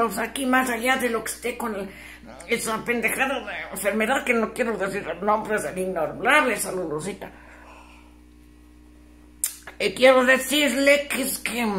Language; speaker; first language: Spanish; native; Spanish